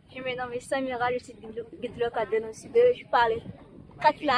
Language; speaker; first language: French; non-native, local second language; Malagasy